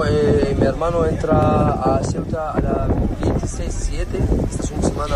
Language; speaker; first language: Spanish; non-native, learner; Arabic